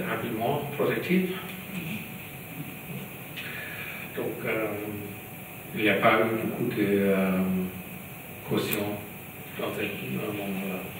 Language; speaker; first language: French; non-native, learner; German